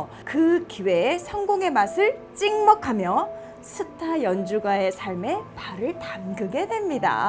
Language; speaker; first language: Korean; native; Korean